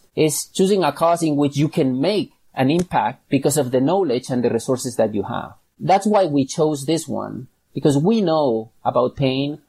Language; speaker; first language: English; non-native, fluent; Catalan